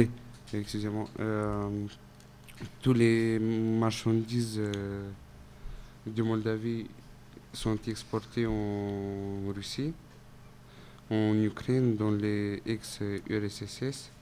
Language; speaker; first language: French; non-native, fluent; Romanian